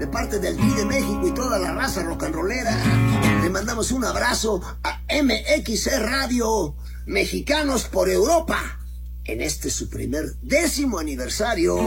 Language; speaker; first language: Spanish; native; Spanish